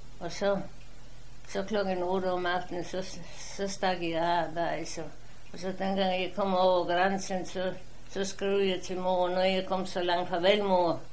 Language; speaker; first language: Danish; non-native, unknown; Polish